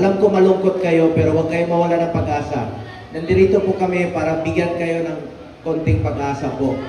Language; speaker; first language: Filipino; non-native, local second language; Cebuano